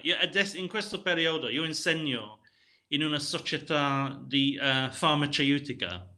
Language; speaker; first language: Italian; non-native, learner; English